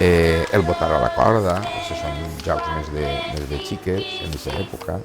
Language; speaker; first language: Catalan; native; Catalan